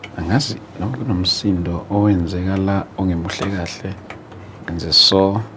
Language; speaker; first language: Zulu; native; Zulu